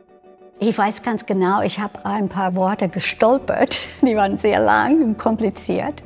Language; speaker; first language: German; non-native, fluent; English